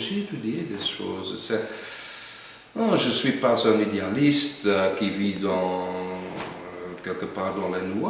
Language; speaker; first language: French; non-native, local second language; Dutch